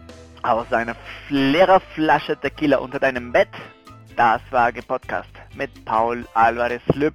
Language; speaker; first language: German; non-native, fluent; Spanish